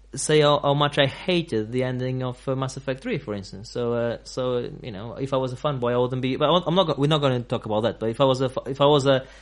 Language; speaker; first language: English; non-native, fluent; Portuguese